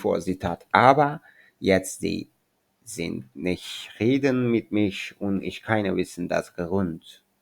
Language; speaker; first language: German; non-native, learner; Turkish